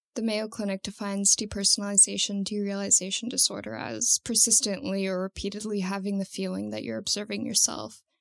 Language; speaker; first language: English; native; English